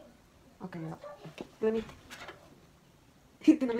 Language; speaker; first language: Spanish; early bilingual, heritage; English